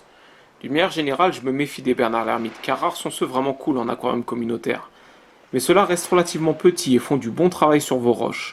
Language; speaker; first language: French; native; French